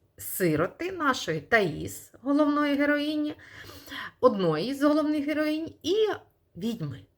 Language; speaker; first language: Ukrainian; non-native, local second language; Russian